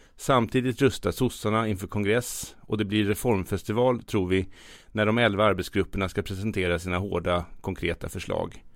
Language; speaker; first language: Swedish; native; Swedish